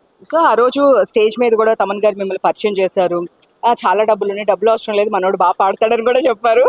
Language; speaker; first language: Telugu; native; Telugu